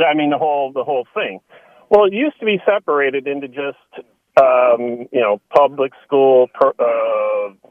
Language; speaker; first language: English; native; English